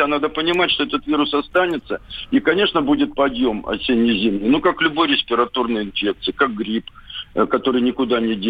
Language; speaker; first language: Russian; native; Russian